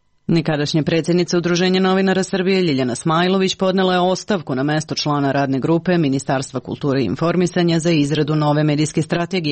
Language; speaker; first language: Serbian; native; Serbian